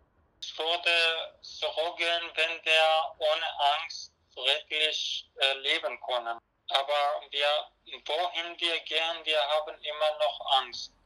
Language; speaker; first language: German; non-native, learner; Kurdish